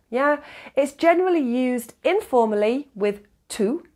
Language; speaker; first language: English; native; English